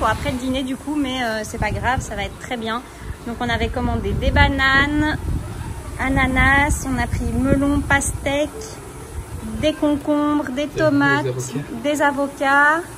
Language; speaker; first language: French; native; French